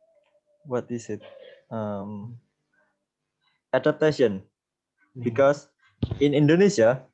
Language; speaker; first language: English; non-native, learner; Indonesian